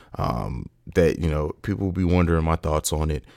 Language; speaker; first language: English; native; English